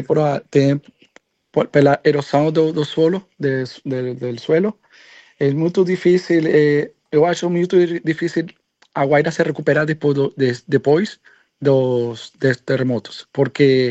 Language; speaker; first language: Portuguese; non-native, learner; Spanish